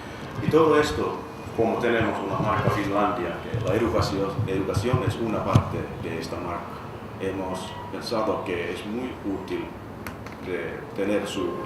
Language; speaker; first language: Spanish; non-native, fluent; Finnish